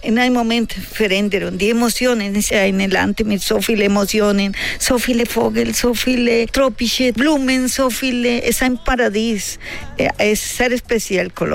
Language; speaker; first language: German; non-native, learner; Spanish